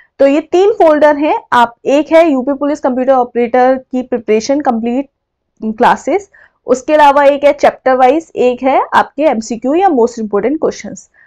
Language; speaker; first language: Hindi; native; Hindi